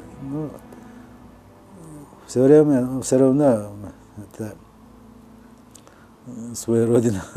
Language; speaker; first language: Russian; non-native, local second language; Uzbek